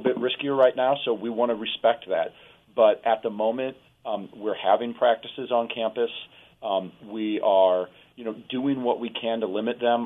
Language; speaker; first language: English; native; English